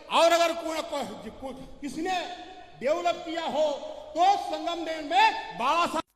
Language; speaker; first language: Hindi; non-native, local second language; Marathi